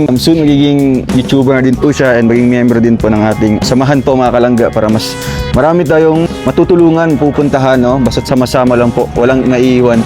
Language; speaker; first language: Filipino; non-native, local second language; Cebuano